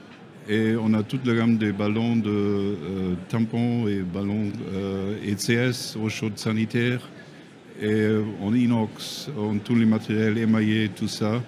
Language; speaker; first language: French; non-native, learner; German